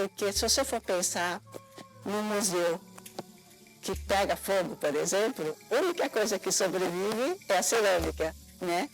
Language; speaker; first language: Portuguese; early bilingual, other home language; Cantonese